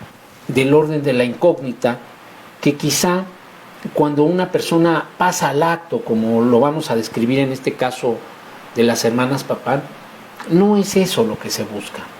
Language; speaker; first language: Spanish; native; Spanish